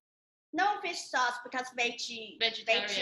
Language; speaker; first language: English; non-native, learner; Chinese